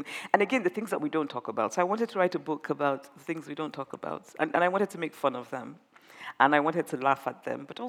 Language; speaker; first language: English; non-native, local second language; Igbo